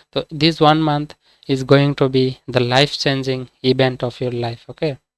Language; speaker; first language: English; non-native, local second language; Bangla